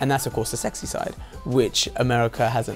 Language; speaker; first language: English; native; English